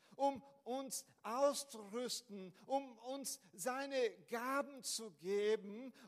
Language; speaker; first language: German; non-native, fluent; Portuguese